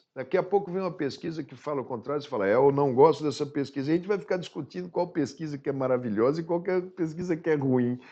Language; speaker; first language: Portuguese; native; Portuguese